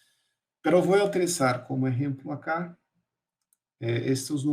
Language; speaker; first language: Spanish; non-native, fluent; Portuguese